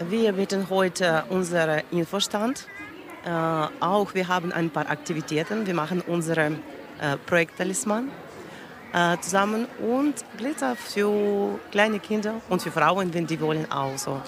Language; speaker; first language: German; non-native, learner; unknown